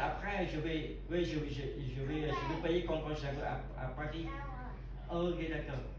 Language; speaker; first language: French; non-native, fluent; Vietnamese